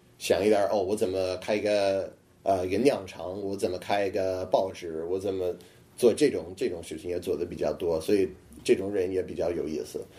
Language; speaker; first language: Chinese; non-native, fluent; English